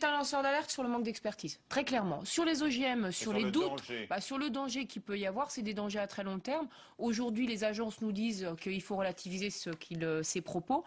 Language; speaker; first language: French; native; French